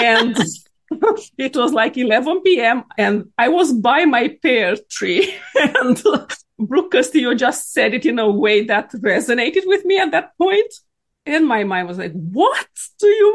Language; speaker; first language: English; non-native, fluent; Romanian